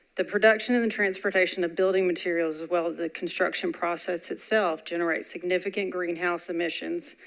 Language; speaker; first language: English; native; English